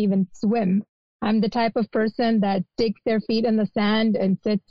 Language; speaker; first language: English; non-native, local second language; Malayalam